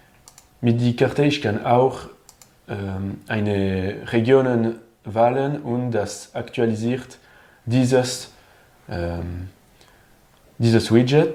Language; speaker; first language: German; non-native, learner; French